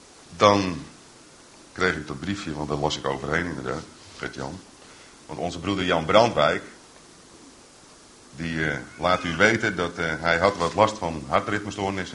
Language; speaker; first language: Dutch; native; Dutch